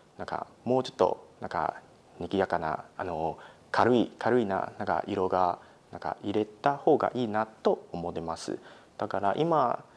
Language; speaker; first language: Japanese; non-native, fluent; Chinese